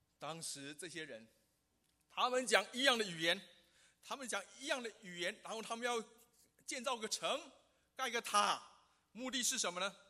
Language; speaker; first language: Chinese; non-native, local second language; Hakka Chinese